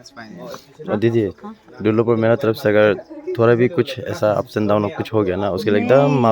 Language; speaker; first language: Hindi; non-native, local second language; Assamese